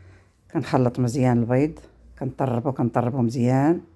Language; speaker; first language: Arabic; native; Arabic